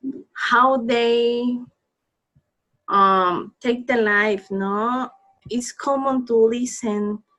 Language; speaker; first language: English; non-native, learner; Spanish